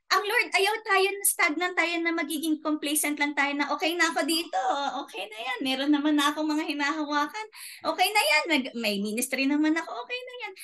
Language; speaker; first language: Filipino; native; Filipino